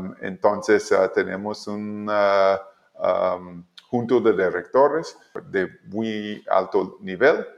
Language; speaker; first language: Spanish; non-native, learner; English